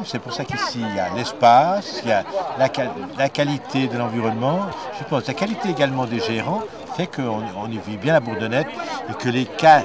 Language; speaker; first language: French; native; French